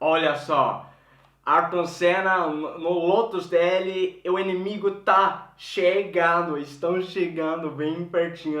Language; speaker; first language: Portuguese; non-native, fluent; Swedish